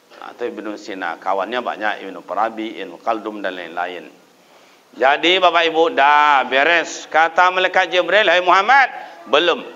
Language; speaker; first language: Malay; non-native, local second language; Minangkabau